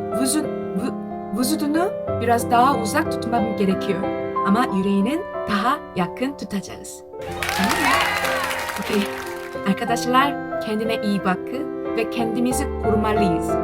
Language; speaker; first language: Turkish; non-native, learner; Korean